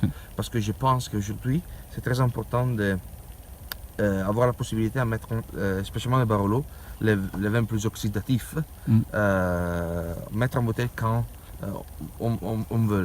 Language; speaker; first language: French; non-native, learner; Italian